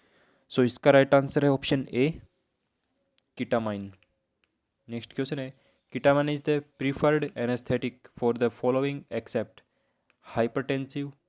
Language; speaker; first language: Hindi; native; Hindi